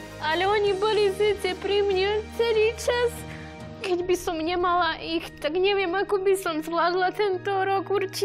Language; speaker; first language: Slovak; non-native, fluent; Serbian